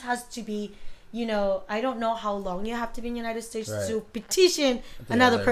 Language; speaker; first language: English; non-native, local second language; Iloko